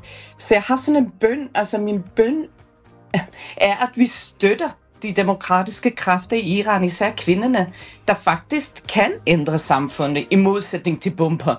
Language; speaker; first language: Danish; non-native, fluent; Persian